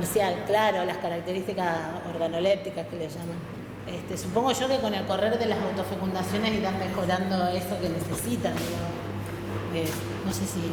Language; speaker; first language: Spanish; native; Spanish